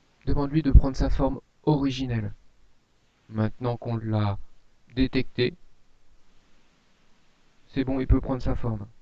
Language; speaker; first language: French; native; French